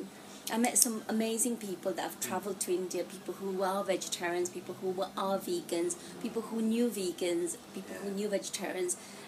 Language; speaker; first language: English; non-native, local second language; Gujarati